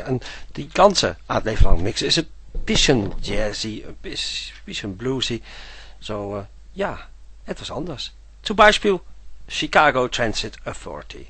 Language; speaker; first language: German; non-native, learner; Dutch